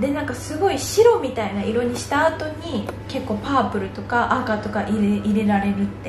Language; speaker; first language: Japanese; native; Japanese